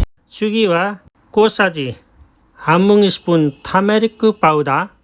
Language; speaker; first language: Japanese; non-native, learner; Nepali